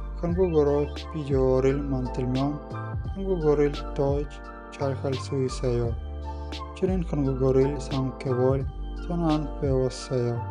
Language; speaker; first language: Korean; non-native, learner; Russian